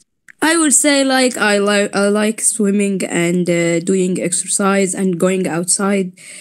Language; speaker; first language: English; non-native, learner; Arabic